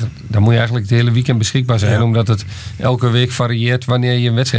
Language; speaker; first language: Dutch; native; Dutch